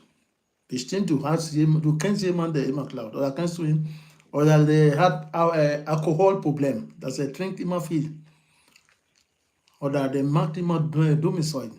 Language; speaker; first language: German; non-native, learner; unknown